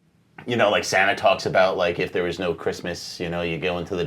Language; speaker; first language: English; native; English